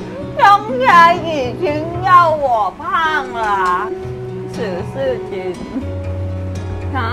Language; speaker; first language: Chinese; non-native, learner; Thai